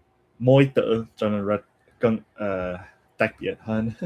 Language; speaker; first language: Vietnamese; non-native, learner; English